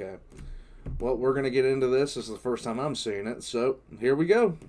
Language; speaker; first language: English; native; English